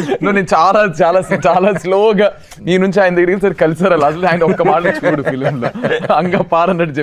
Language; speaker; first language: Telugu; native; Telugu